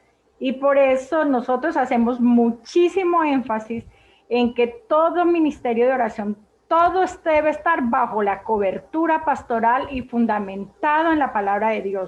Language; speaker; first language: Spanish; native; Spanish